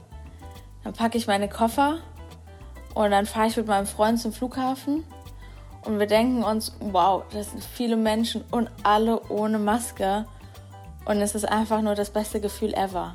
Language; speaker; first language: German; native; German